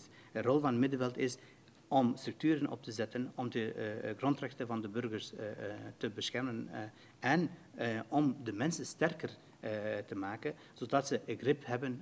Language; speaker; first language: Dutch; non-native, fluent; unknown